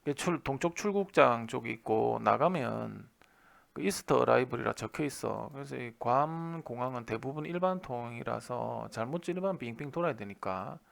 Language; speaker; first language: Korean; native; Korean